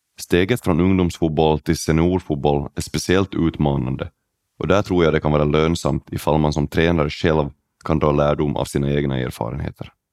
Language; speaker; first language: Swedish; native; Swedish